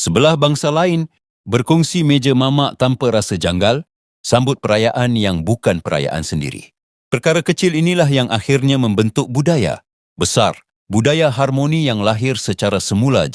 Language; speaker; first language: Malay; native; Malay